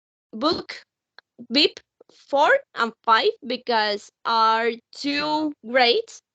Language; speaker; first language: English; non-native, learner; Spanish